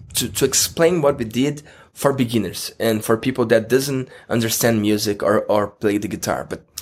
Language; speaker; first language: English; non-native, fluent; Portuguese